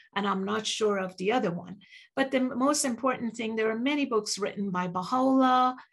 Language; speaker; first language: English; early bilingual, other home language; Persian